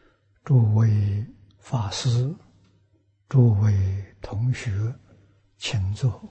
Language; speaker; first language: Chinese; native; Chinese